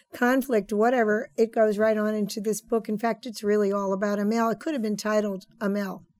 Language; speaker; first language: English; native; English